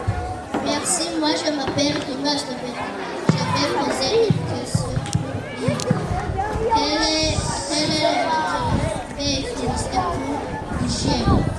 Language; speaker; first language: French; non-native, learner; Kinyarwanda